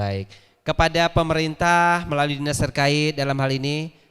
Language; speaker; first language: Malay; native; Malay